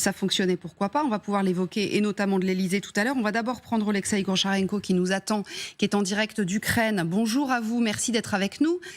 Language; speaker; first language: French; native; French